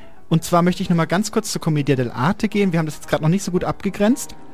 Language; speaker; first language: German; native; German